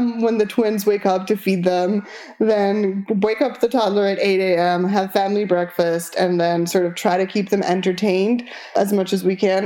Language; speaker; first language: English; non-native, fluent; Spanish